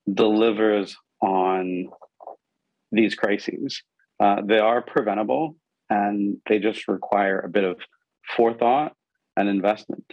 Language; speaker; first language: English; non-native, local second language; Urdu